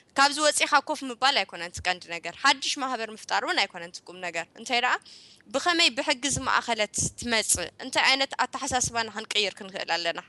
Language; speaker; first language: Tigrinya; early bilingual, heritage; Tigrinya